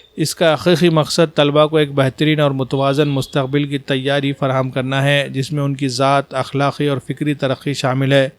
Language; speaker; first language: Urdu; native; Urdu